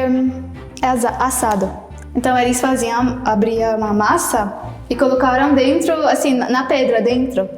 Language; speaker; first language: Portuguese; non-native, fluent; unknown